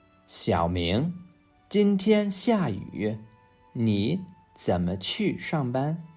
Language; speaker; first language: Chinese; non-native, fluent; English